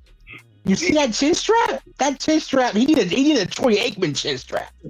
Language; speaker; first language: English; native; English